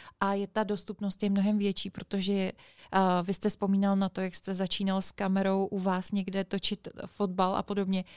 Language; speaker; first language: Czech; native; Czech